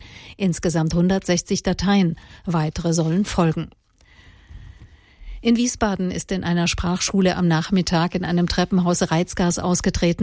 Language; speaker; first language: German; native; German